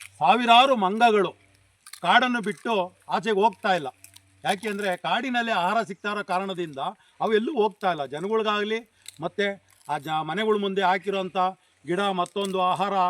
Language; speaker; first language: Kannada; native; Kannada